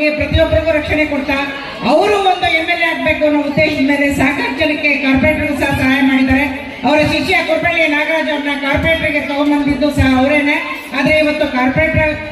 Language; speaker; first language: Kannada; native; Kannada